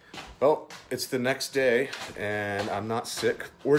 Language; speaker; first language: English; native; English